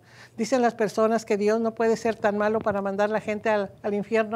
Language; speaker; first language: Spanish; native; Spanish